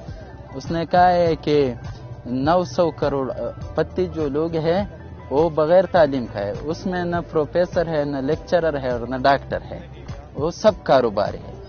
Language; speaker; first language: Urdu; non-native, local second language; Pashto